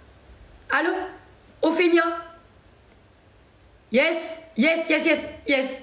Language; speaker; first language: English; non-native, learner; French